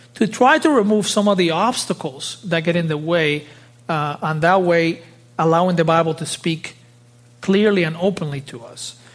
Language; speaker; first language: English; early bilingual, other home language; Spanish